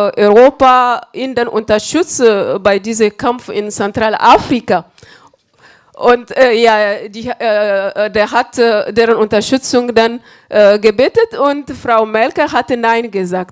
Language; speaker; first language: German; non-native, fluent; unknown